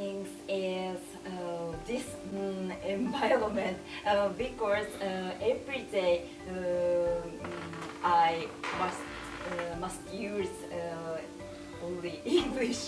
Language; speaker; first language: English; non-native, learner; Japanese